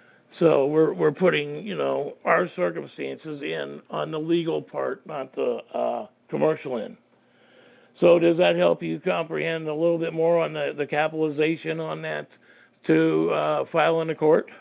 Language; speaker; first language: English; native; English